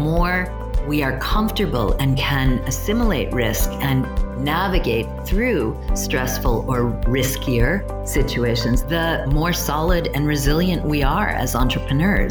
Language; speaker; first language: English; native; English